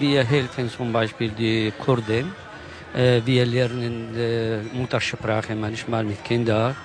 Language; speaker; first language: German; non-native, learner; Kurdish